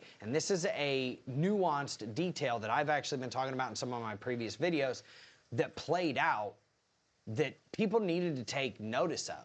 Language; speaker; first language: English; native; English